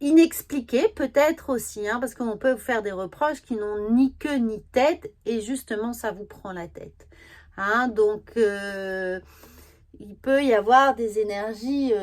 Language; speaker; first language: French; native; French